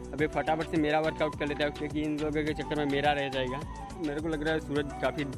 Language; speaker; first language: Hindi; non-native, local second language; Gujarati